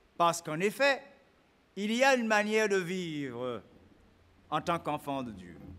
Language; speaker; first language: French; native; French